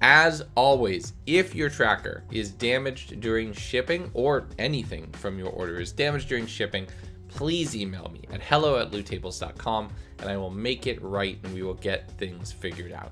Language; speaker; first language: English; native; English